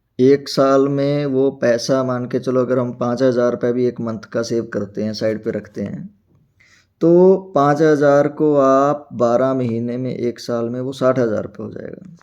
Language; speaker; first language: Hindi; non-native, local second language; Punjabi